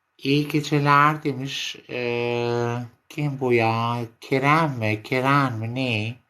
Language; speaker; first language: Turkish; non-native, learner; Arabic